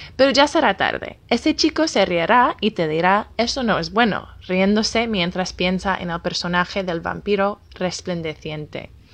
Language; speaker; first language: Spanish; non-native, fluent; English